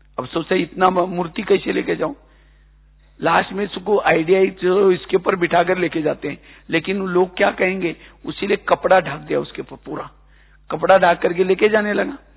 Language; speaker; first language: Hindi; non-native, local second language; Marathi